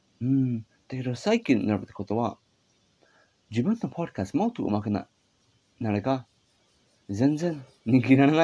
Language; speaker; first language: Japanese; non-native, learner; English